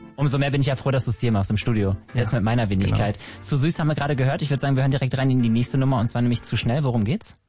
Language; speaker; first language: German; native; German